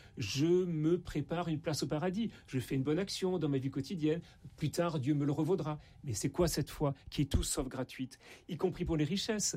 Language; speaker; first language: French; native; French